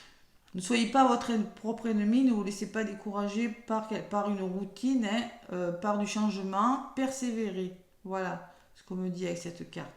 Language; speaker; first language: French; native; French